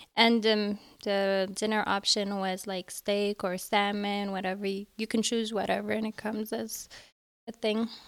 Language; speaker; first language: English; early bilingual, other home language; Arabic